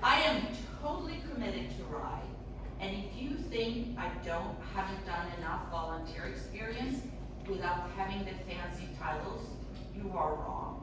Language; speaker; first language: English; non-native, fluent; Swedish